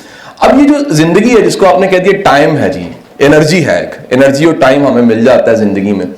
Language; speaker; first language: Urdu; native; Urdu